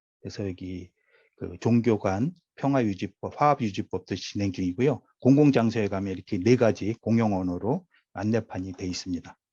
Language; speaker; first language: Korean; native; Korean